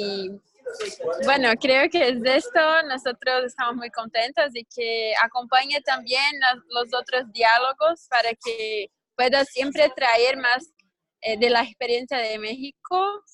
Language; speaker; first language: Spanish; non-native, learner; Portuguese